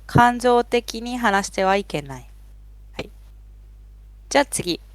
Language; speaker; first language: Japanese; non-native, fluent; Spanish